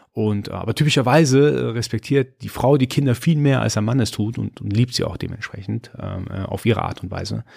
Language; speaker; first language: German; early bilingual, other home language; Persian